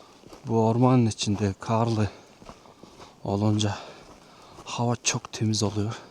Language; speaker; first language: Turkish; non-native, learner; Mongolian